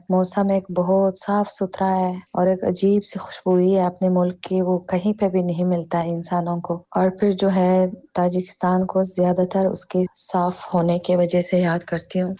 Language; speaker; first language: Urdu; non-native, fluent; Tajik